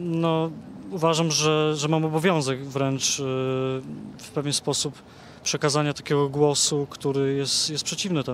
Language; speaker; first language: Polish; native; Polish